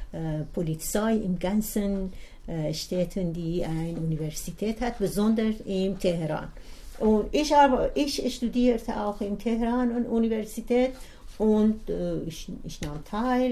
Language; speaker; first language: German; non-native, learner; Persian